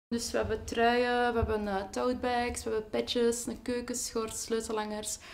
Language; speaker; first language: Dutch; native; Dutch